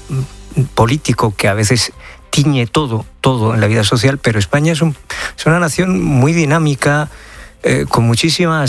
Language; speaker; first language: Spanish; native; Spanish